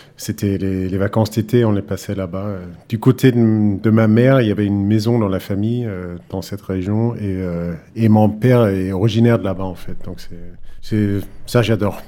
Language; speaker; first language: French; non-native, fluent; Danish